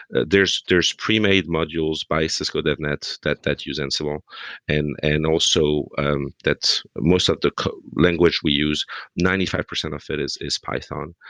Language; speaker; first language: English; non-native, fluent; French